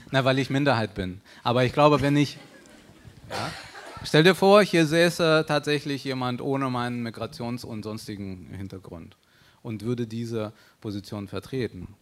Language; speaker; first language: German; early bilingual, other home language; Russian